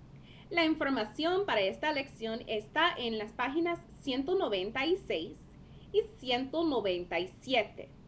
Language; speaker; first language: Spanish; non-native, fluent; English